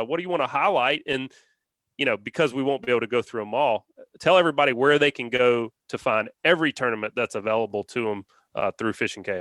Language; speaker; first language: English; native; English